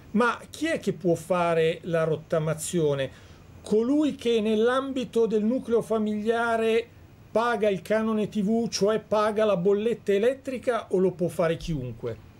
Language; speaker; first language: Italian; native; Italian